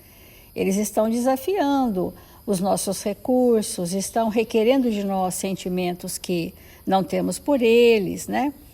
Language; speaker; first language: Portuguese; native; Portuguese